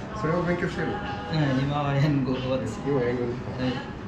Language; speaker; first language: Japanese; non-native, learner; Nepali